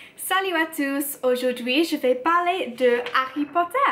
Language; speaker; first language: French; non-native, learner; English